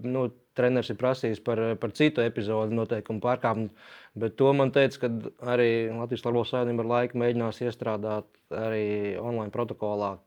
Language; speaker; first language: Latvian; native; Latvian